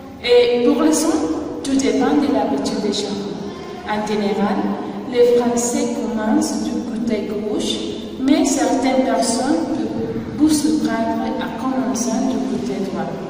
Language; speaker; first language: French; non-native, learner; Spanish